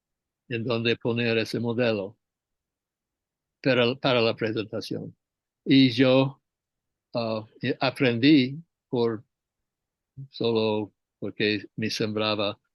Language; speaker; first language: Spanish; non-native, fluent; English